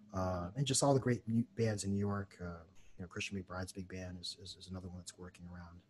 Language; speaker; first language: English; native; English